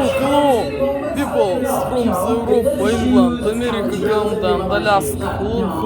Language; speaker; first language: English; non-native, learner; Russian